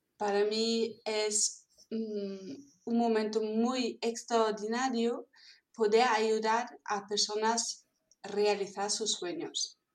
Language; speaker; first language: Spanish; non-native, fluent; German